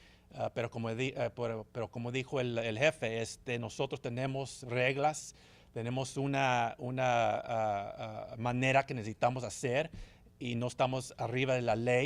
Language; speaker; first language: Spanish; early bilingual, heritage; Spanish